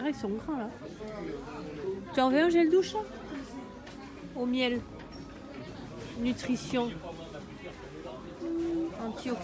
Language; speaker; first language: French; native; French